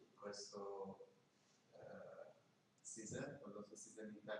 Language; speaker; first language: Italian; non-native, learner; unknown